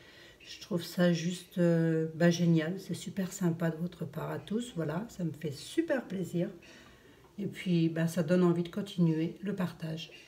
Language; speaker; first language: French; native; French